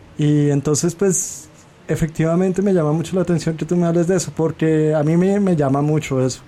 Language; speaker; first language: Spanish; native; Spanish